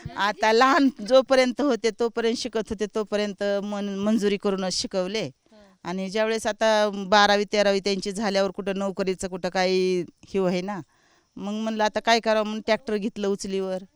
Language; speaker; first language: Marathi; native; Marathi